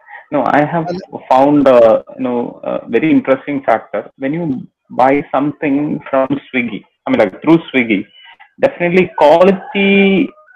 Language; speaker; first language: English; non-native, local second language; Malayalam